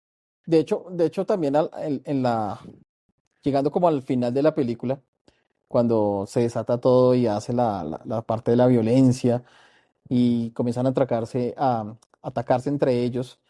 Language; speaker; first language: Spanish; native; Spanish